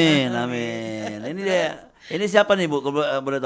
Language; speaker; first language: Indonesian; native; Indonesian